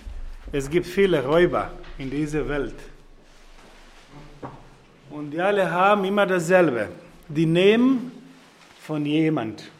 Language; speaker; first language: German; non-native, fluent; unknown